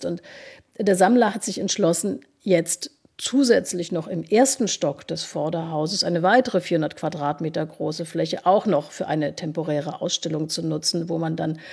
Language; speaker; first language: German; native; German